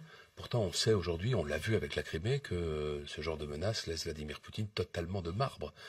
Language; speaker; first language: French; native; French